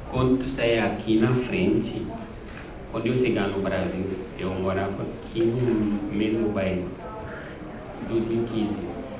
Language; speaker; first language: Portuguese; non-native, learner; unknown